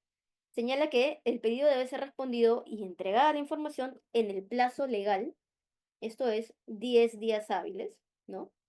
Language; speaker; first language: Spanish; native; Spanish